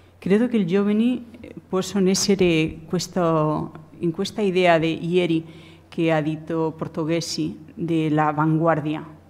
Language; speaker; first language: Italian; non-native, learner; Spanish